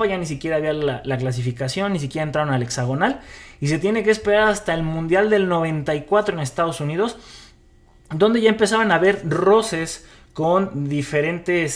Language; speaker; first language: Spanish; native; Spanish